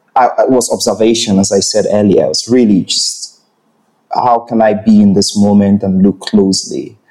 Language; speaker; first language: English; non-native, local second language; Igbo